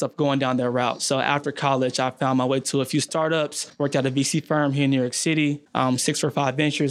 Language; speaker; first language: English; native; English